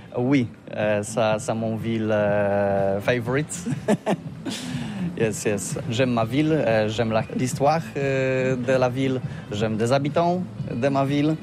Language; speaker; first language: French; non-native, learner; Polish